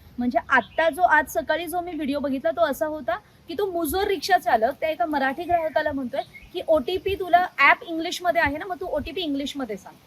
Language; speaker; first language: Marathi; native; Marathi